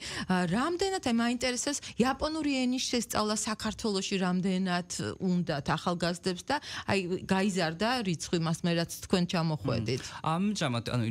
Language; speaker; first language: Georgian; non-native, fluent; Japanese